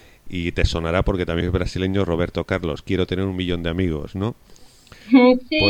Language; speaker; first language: Spanish; native; Spanish